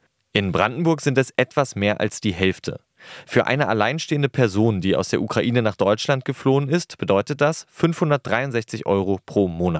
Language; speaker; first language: German; native; German